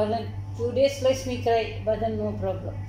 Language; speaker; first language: English; non-native, learner; Arabic